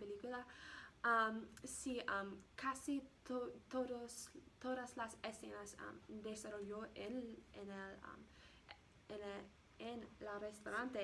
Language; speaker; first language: Spanish; non-native, learner; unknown